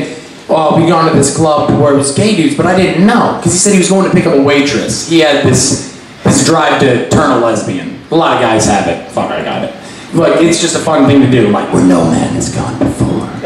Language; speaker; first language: English; native; English